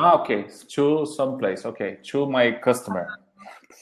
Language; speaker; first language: English; non-native, learner; Portuguese